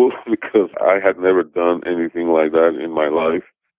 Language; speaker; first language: English; non-native, fluent; Spanish